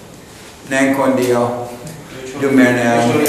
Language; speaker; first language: Thai; non-native, learner; English